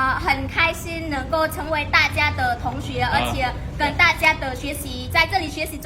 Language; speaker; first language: Chinese; non-native, fluent; Khmer